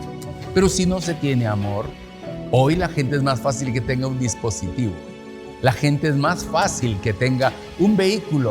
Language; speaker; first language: Spanish; native; Spanish